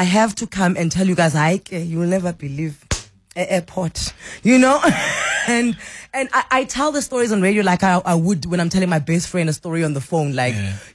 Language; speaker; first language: English; non-native, local second language; Xhosa